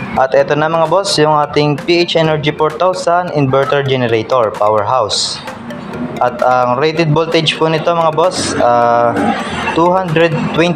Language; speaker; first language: Filipino; native; Filipino